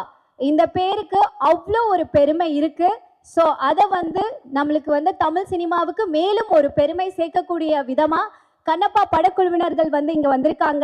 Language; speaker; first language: Tamil; native; Tamil